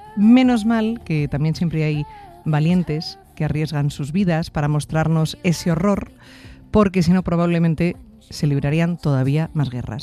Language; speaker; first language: Spanish; native; Spanish